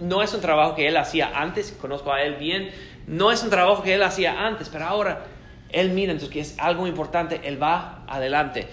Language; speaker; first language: Spanish; non-native, fluent; English